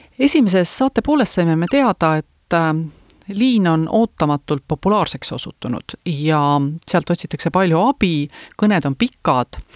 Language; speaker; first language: Estonian; native; Estonian